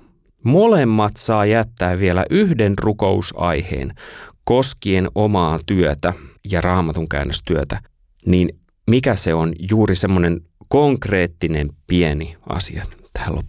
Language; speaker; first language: Finnish; native; Finnish